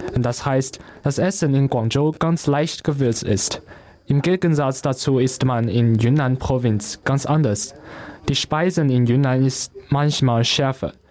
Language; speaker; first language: German; non-native, learner; Chinese